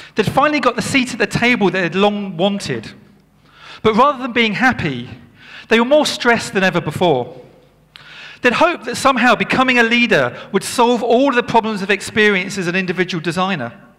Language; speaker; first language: English; native; English